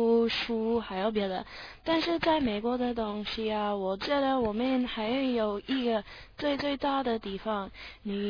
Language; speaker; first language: Chinese; non-native, learner; English